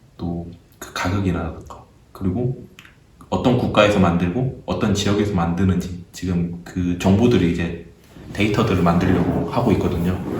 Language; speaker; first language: Korean; native; Korean